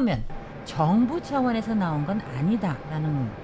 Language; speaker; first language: Korean; native; Korean